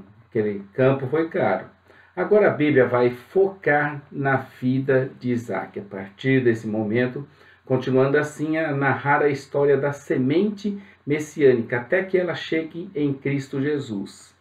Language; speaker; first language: Portuguese; native; Portuguese